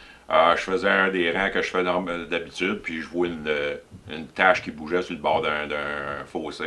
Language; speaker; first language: French; native; French